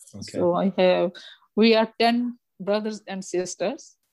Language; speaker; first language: English; non-native, local second language; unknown